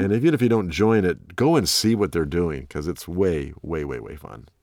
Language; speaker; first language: English; native; English